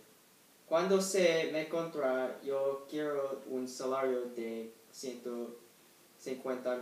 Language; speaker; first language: Spanish; non-native, learner; English